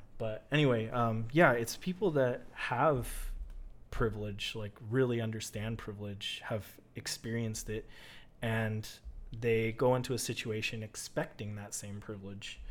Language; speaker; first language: English; native; English